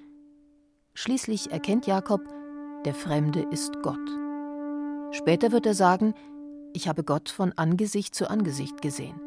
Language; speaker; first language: German; native; German